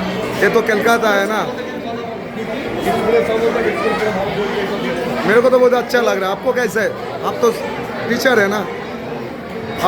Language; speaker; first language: Hindi; non-native, local second language; Bangla